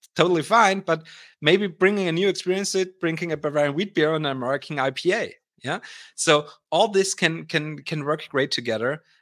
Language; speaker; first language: English; non-native, fluent; German